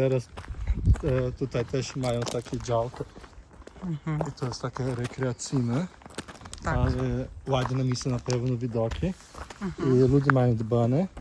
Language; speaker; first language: Polish; non-native, learner; Portuguese